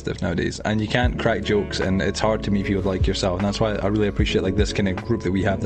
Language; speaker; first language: English; native; English